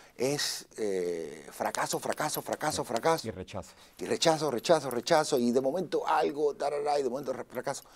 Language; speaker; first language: Spanish; native; Spanish